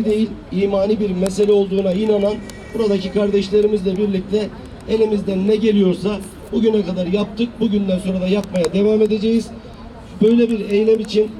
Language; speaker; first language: Turkish; native; Turkish